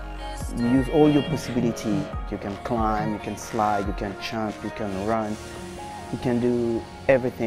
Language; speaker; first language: English; non-native, fluent; French